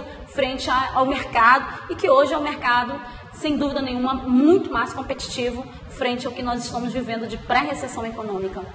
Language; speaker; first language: Portuguese; native; Portuguese